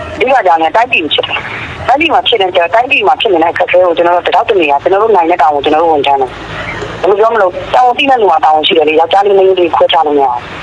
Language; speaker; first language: Burmese; native; Burmese